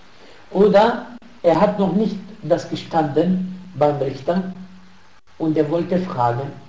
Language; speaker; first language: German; non-native, fluent; Arabic